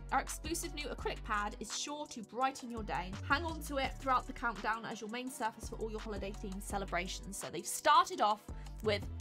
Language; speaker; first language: English; native; English